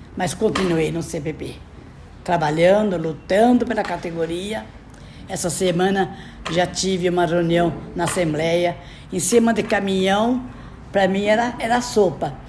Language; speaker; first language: Portuguese; native; Portuguese